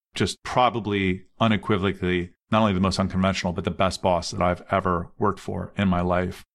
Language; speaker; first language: English; native; English